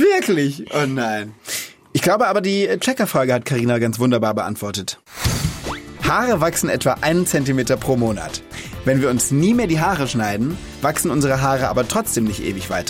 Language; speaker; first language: German; native; German